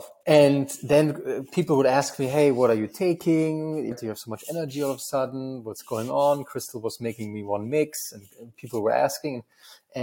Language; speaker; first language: English; non-native, fluent; German